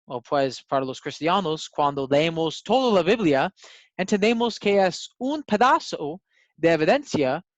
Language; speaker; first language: Spanish; non-native, learner; English